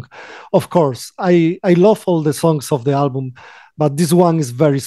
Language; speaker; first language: English; non-native, fluent; Spanish